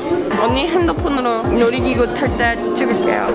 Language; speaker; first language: Korean; early bilingual, heritage; English